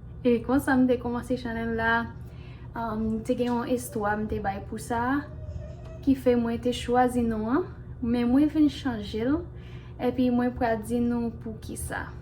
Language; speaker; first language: Haitian Creole; non-native, fluent; English